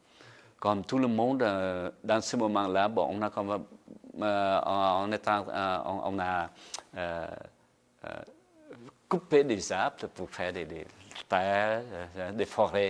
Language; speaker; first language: French; non-native, fluent; Vietnamese